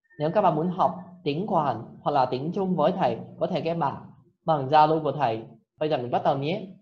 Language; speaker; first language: Vietnamese; non-native, fluent; Cantonese